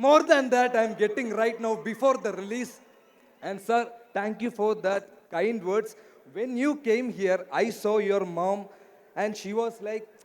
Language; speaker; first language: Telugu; non-native, learner; Malayalam